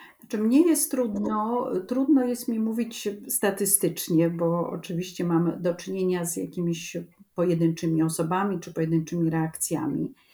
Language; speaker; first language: Polish; native; Polish